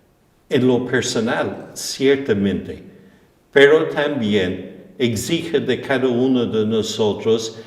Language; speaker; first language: Spanish; non-native, fluent; English